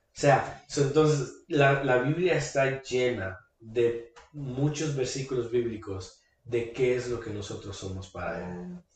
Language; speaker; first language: Spanish; early bilingual, heritage; Spanish